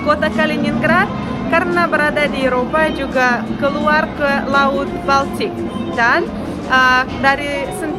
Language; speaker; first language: Indonesian; non-native, fluent; Russian